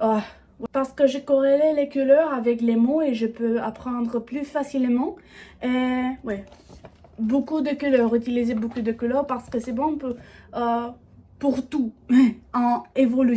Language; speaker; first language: French; non-native, learner; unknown